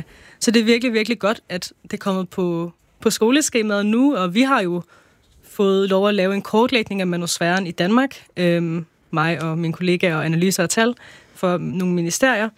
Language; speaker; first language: Danish; native; Danish